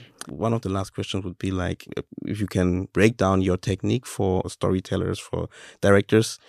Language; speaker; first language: English; non-native, fluent; German